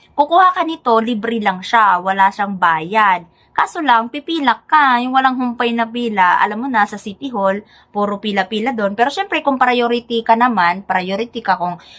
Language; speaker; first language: Filipino; native; Filipino